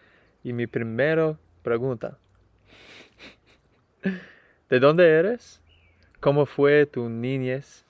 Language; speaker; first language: Spanish; non-native, learner; English